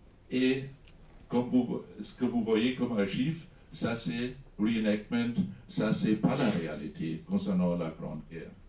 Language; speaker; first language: French; non-native, fluent; German